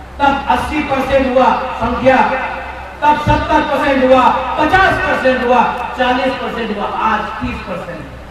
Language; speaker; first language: Hindi; non-native, local second language; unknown